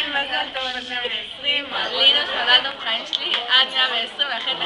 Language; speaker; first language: Hebrew; native; Hebrew